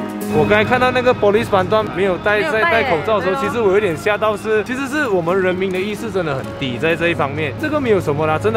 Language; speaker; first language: Chinese; native; Chinese